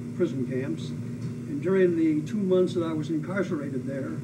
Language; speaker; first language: English; native; English